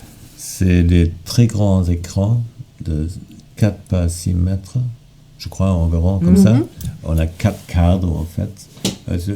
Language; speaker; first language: French; non-native, fluent; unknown